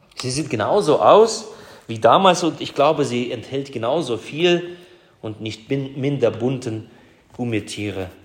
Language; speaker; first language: German; early bilingual, other home language; Russian